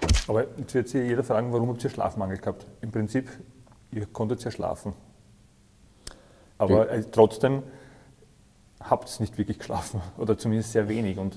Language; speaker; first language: German; native; German